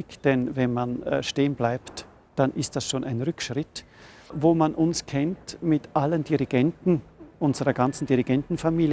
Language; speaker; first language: German; native; German